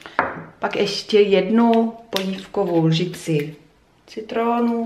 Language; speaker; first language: Czech; non-native, fluent; German